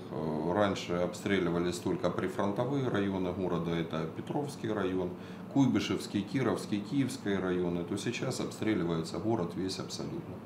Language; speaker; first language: Russian; native; Russian